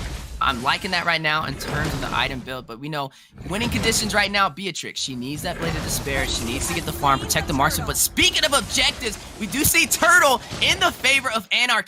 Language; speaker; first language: English; native; English